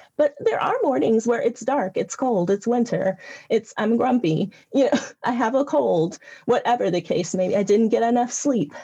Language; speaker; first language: English; native; English